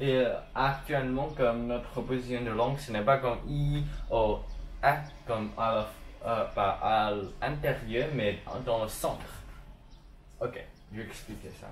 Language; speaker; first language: French; non-native, learner; English